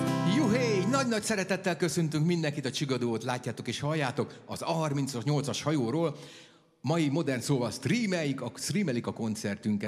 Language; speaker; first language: Hungarian; native; Hungarian